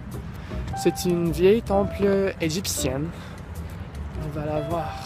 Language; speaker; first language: French; non-native, fluent; English